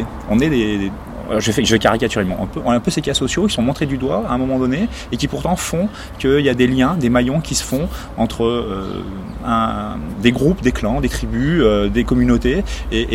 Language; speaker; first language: French; native; French